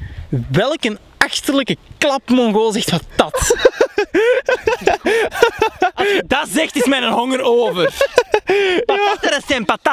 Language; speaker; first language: Dutch; native; Dutch